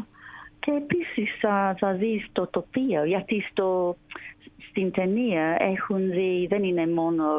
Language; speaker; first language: Greek; non-native, learner; English